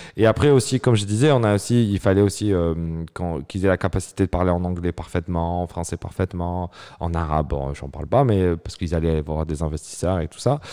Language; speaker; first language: French; non-native, local second language; Arabic